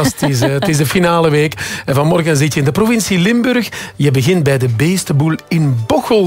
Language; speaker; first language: Dutch; native; Dutch